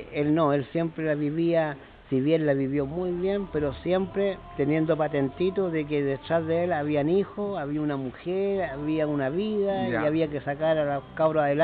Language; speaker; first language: Spanish; native; Spanish